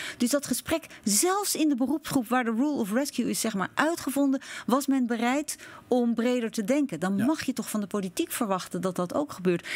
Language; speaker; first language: Dutch; native; Dutch